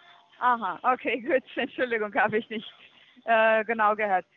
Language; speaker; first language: German; non-native, fluent; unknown